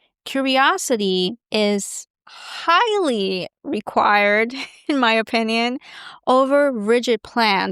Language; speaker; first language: English; native; English